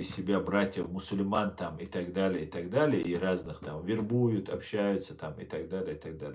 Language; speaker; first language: Russian; non-native, local second language; Chechen